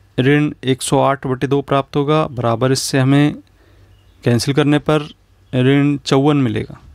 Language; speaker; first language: Hindi; native; Hindi